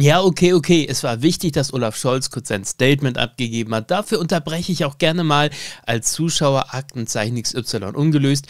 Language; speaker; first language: German; native; German